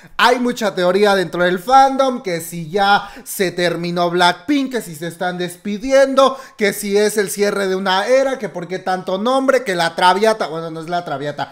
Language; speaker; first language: Spanish; native; Spanish